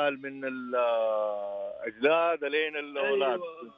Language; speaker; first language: Arabic; non-native, learner; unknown